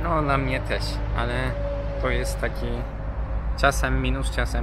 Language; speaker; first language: Polish; non-native, learner; Turkish